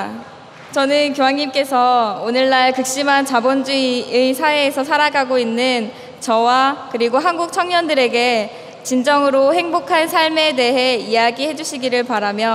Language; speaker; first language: Korean; native; Korean